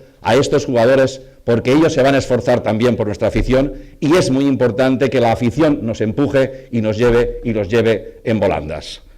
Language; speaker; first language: Spanish; native; Spanish